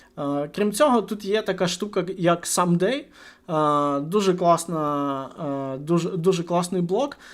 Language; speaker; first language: Ukrainian; non-native, local second language; Russian